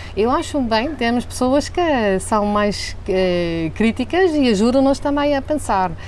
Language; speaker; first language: Portuguese; non-native, fluent; Dutch